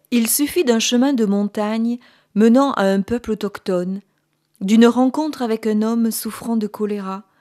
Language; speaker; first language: French; native; French